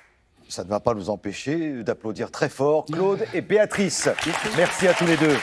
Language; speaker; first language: French; native; French